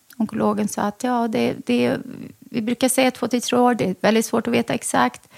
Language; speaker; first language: Swedish; early bilingual, other home language; Arabic